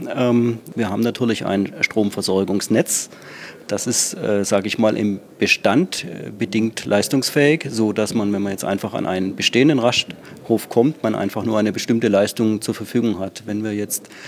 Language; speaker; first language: German; native; German